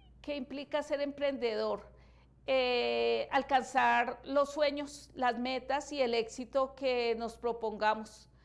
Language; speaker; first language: Spanish; native; Spanish